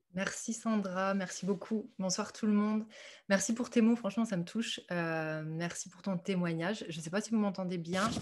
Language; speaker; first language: French; native; French